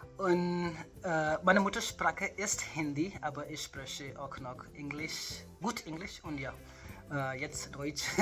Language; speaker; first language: German; non-native, learner; Hindi